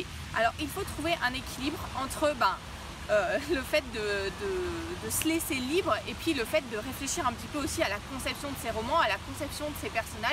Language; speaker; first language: French; native; French